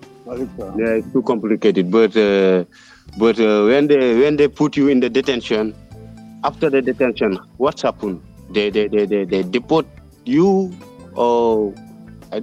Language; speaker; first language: English; non-native, learner; Wolof